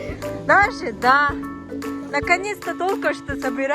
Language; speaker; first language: Russian; non-native, learner; Mongolian